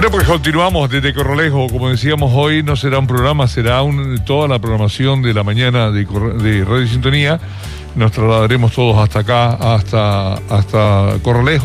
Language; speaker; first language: Spanish; native; Spanish